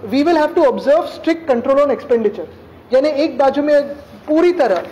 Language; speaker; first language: Hindi; non-native, local second language; Marathi